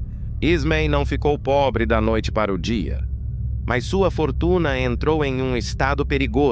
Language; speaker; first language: Portuguese; native; Portuguese